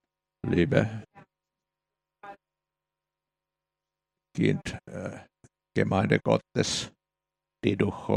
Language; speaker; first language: German; non-native, fluent; Finnish